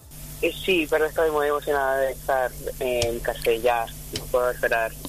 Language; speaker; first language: Spanish; non-native, fluent; English